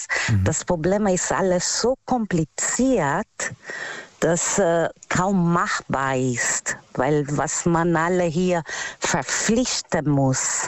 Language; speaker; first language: German; non-native, learner; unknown